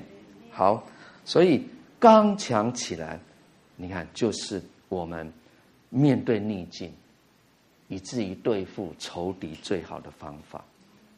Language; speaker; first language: Chinese; native; Chinese